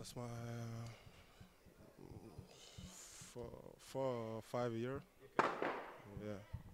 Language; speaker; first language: English; non-native, learner; French